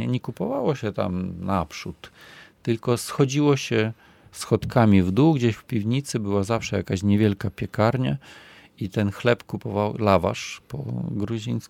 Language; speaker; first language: Polish; non-native, fluent; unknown